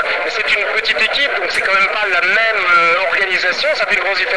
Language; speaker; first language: French; native; French